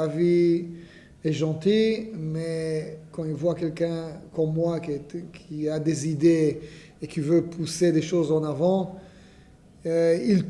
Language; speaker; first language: French; non-native, fluent; Hebrew